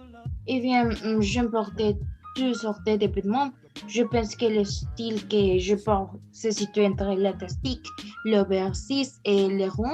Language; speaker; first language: French; non-native, learner; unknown